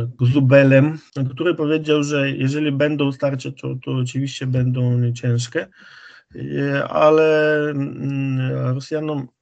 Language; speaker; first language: Polish; non-native, fluent; Ukrainian